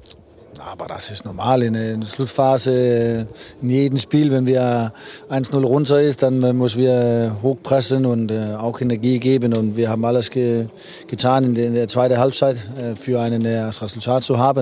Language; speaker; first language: German; non-native, learner; Danish